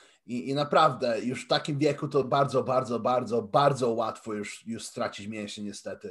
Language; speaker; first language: Polish; early bilingual, heritage; Polish